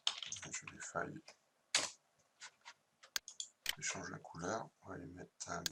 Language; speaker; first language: French; native; French